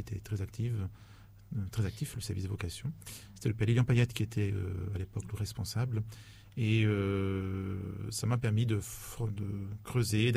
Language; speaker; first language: French; native; French